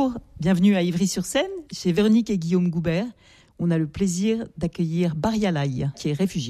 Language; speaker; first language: French; native; French